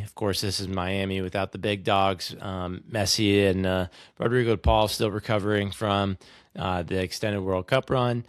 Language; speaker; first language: English; native; English